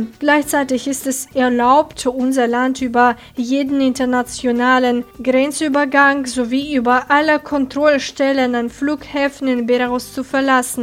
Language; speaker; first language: German; non-native, fluent; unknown